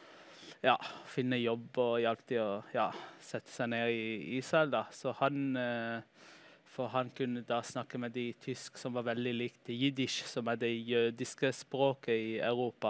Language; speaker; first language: Norwegian; early bilingual, heritage; Norwegian